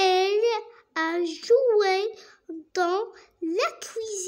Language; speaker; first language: French; non-native, learner; Arabic